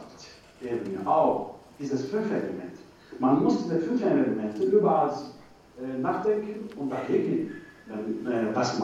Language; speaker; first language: German; non-native, learner; Turkish